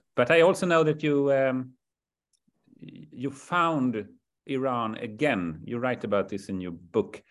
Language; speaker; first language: English; non-native, fluent; Swedish